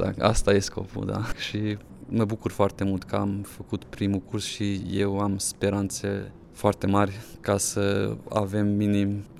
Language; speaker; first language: Romanian; non-native, local second language; Hungarian